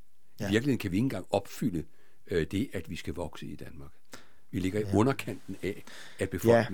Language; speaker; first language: Danish; native; Danish